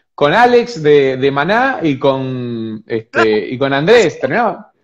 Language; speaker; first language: Spanish; native; Spanish